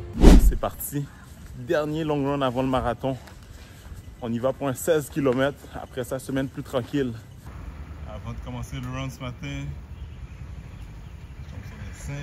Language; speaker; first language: French; native; French